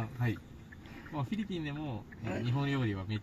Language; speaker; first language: Japanese; non-native, fluent; Filipino